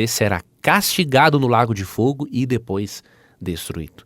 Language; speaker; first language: Portuguese; native; Portuguese